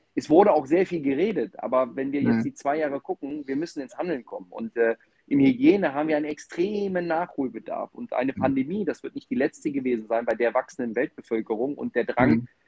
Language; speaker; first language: German; native; German